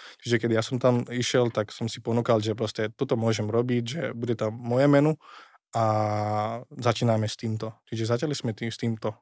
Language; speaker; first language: Slovak; non-native, fluent; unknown